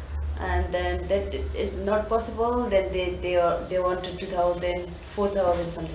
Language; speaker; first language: English; non-native, learner; Tibetan